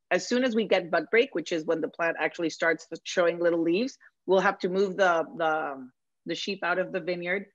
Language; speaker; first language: English; non-native, fluent; Spanish